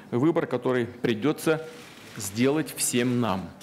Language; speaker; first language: Russian; native; Russian